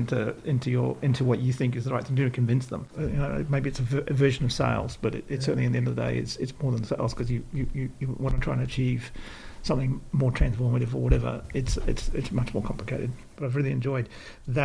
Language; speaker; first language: English; native; English